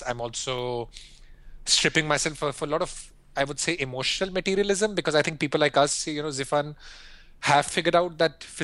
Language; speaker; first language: English; non-native, local second language; Hindi